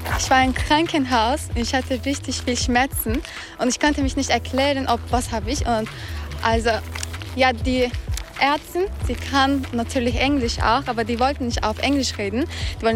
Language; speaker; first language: German; non-native, fluent; Turkish